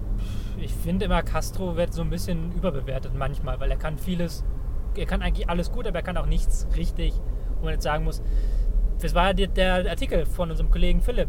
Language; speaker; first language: German; native; German